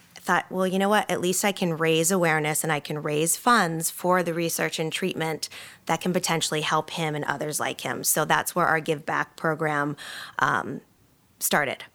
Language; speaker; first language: English; native; English